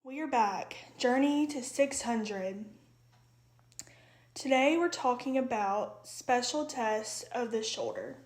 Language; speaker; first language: English; native; English